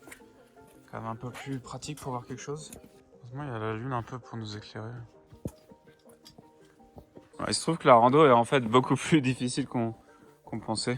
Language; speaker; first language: French; native; French